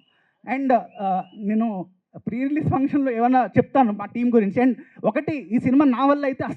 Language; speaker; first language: Telugu; native; Telugu